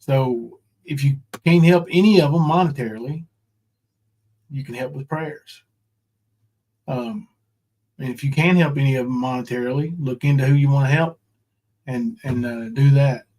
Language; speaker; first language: English; native; English